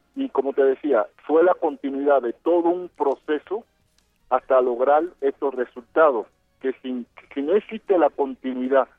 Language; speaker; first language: Spanish; native; Spanish